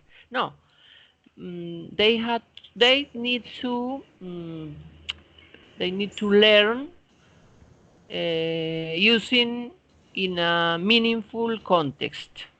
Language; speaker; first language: English; non-native, fluent; Spanish